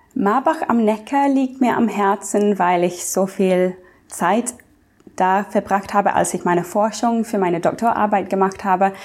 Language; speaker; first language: German; non-native, fluent; English